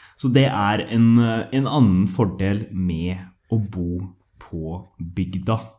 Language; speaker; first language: Norwegian; native; Norwegian